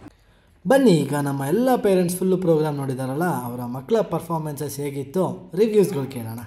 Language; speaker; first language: Kannada; native; Kannada